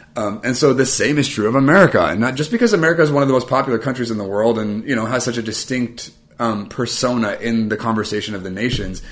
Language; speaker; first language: English; native; English